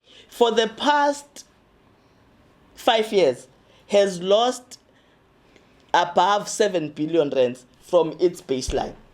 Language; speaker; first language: English; non-native, local second language; Zulu